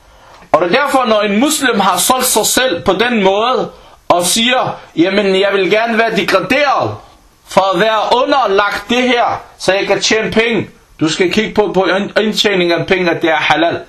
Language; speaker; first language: Danish; early bilingual, other home language; Arabic